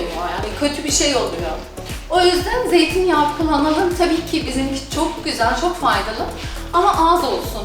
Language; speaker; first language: Turkish; non-native, fluent; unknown